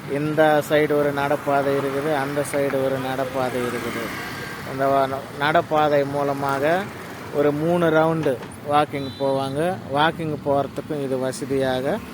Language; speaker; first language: Tamil; non-native, local second language; Telugu